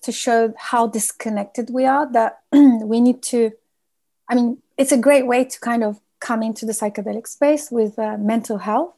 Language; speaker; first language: English; native; English